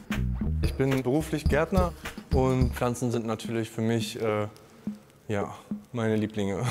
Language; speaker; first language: German; native; German